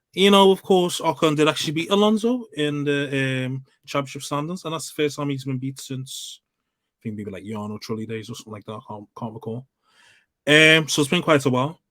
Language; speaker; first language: English; native; English